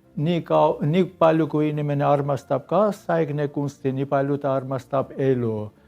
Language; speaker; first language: Estonian; non-native, fluent; Armenian